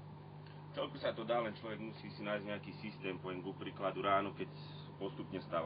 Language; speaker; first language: Slovak; native; Slovak